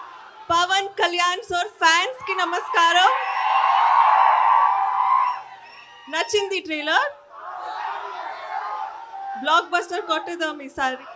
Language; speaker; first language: Telugu; non-native, learner; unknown